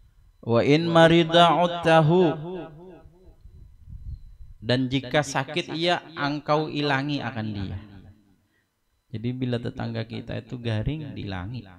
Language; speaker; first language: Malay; non-native, local second language; Banjar